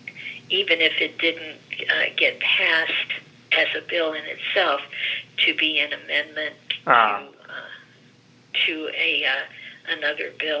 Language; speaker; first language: English; early bilingual, other home language; Greek